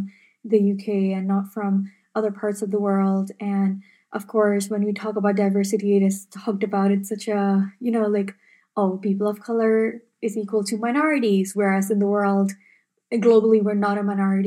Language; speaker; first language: English; non-native, local second language; Urdu